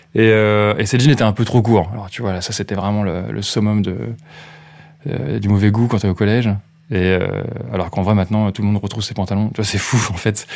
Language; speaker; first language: French; native; French